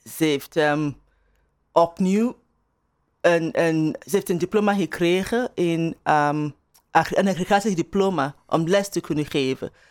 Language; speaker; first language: Dutch; non-native, fluent; Igbo